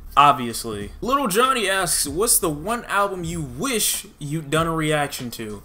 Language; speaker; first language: English; native; English